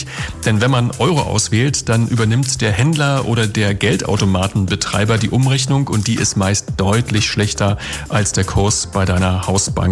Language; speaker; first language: German; native; German